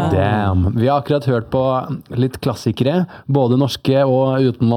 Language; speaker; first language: Norwegian; native; Norwegian